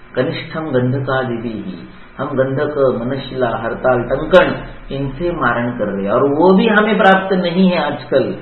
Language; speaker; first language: Hindi; non-native, local second language; Marathi